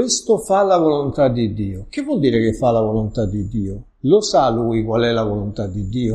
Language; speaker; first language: Italian; native; Italian